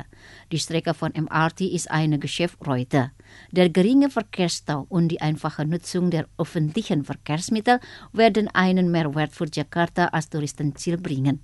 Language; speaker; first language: German; non-native, fluent; Indonesian